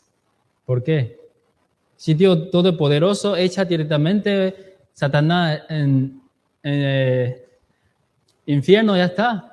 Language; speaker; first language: Spanish; non-native, fluent; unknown